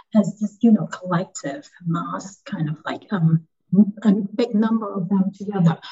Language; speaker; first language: English; non-native, local second language; Cantonese